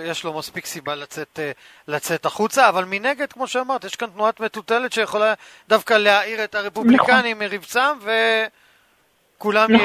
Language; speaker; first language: Hebrew; native; Hebrew